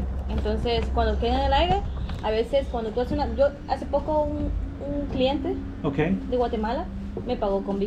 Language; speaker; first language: Spanish; native; Spanish